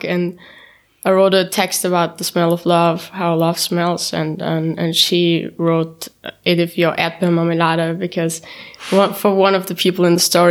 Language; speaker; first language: English; non-native, fluent; German